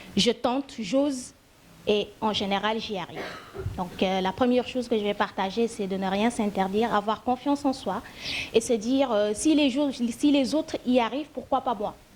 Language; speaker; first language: French; non-native, local second language; Wolof